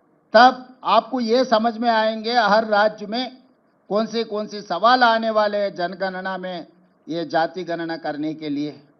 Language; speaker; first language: Hindi; non-native, local second language; Telugu